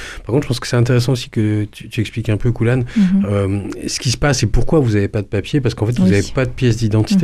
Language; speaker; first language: French; native; French